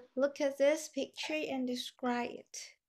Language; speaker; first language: English; non-native, fluent; Vietnamese